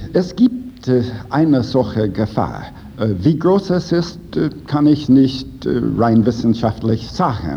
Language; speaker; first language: German; non-native, fluent; English